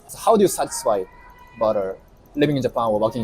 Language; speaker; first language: English; non-native, learner; Japanese